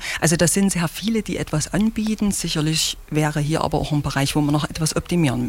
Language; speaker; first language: German; native; German